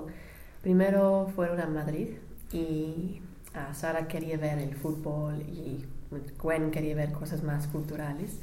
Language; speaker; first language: Spanish; non-native, fluent; English